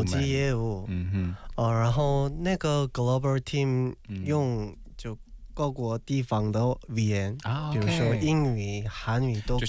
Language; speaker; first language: Chinese; non-native, fluent; Korean